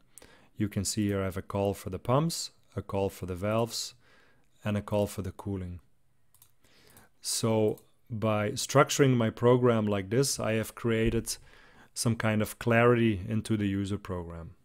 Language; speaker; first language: English; non-native, fluent; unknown